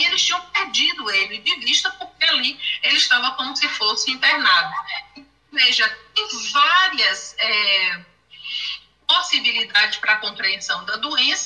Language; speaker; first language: Portuguese; native; Portuguese